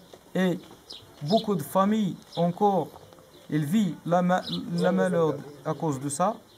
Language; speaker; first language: French; non-native, learner; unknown